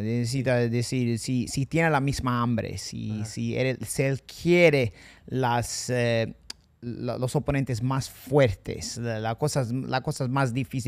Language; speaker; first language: Spanish; non-native, fluent; English